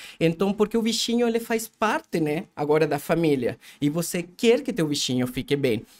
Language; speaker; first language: Portuguese; non-native, fluent; Spanish